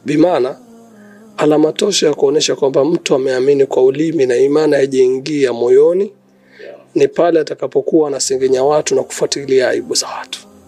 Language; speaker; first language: Swahili; native; Swahili